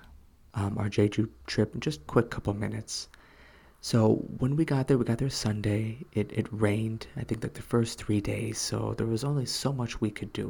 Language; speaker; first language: English; native; English